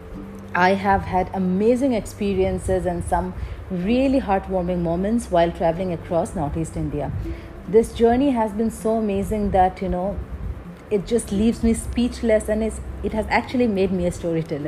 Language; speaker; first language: English; non-native, local second language; Assamese